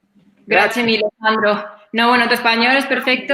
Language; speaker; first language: Spanish; native; Spanish